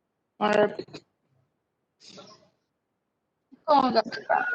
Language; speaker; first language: Spanish; native; Spanish